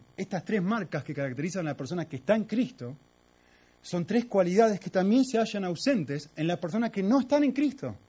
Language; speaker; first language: Spanish; native; Spanish